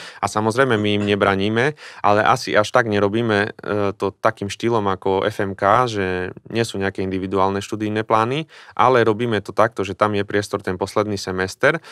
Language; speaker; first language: Slovak; native; Slovak